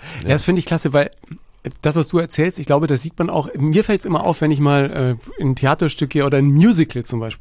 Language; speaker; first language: German; native; German